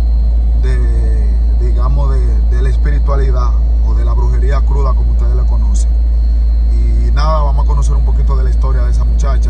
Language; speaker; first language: Spanish; native; Spanish